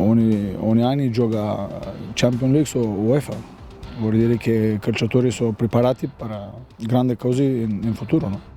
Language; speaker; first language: Italian; non-native, learner; Bulgarian